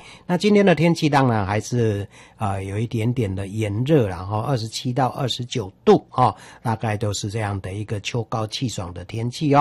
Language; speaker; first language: Chinese; native; Chinese